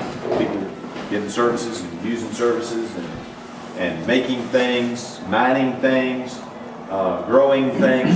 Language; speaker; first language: English; native; English